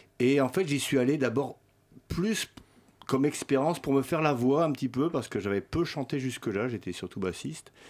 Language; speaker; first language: French; early bilingual, other home language; Swedish